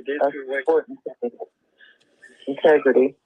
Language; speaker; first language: English; native; English